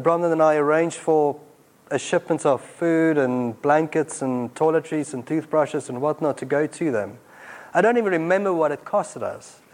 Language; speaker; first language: English; non-native, local second language; Afrikaans